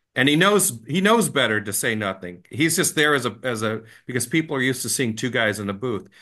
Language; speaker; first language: English; native; English